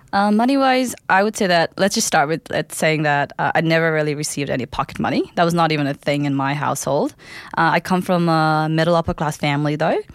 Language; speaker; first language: English; non-native, local second language; Nepali